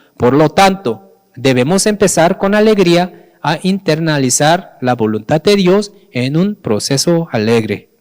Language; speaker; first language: Spanish; non-native, fluent; Korean